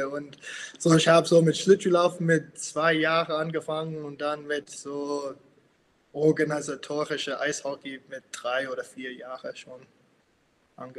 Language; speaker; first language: German; non-native, fluent; English